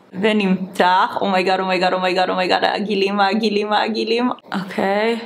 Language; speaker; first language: Hebrew; native; Hebrew